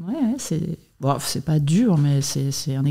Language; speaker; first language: French; native; French